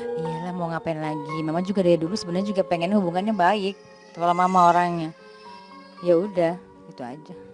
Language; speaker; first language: Indonesian; native; Indonesian